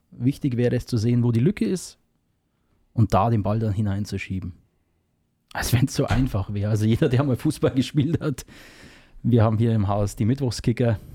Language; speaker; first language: German; native; German